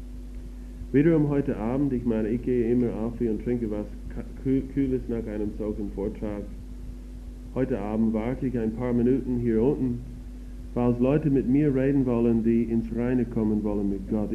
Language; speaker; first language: German; non-native, fluent; English